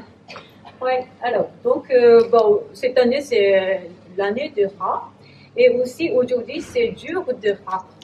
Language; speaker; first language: French; non-native, learner; Japanese